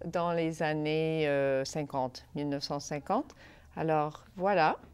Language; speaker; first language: French; non-native, fluent; English